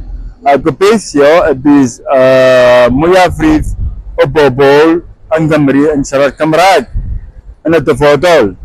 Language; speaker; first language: Welsh; non-native, fluent; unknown